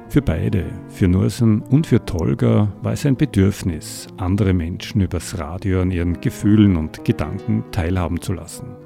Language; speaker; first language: German; native; German